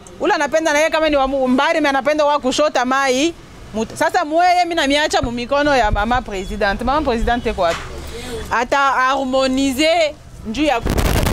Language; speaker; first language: Swahili; native; Swahili